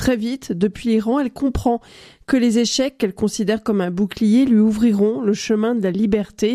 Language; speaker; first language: French; native; French